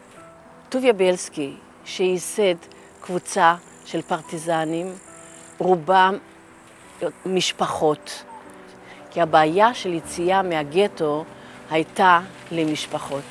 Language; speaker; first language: Hebrew; non-native, fluent; Yiddish